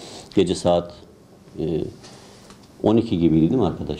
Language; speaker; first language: Turkish; native; Turkish